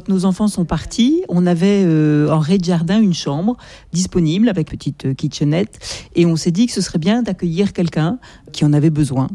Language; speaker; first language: French; native; French